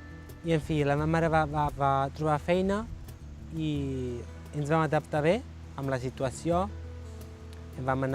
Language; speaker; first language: Catalan; early bilingual, other home language; Georgian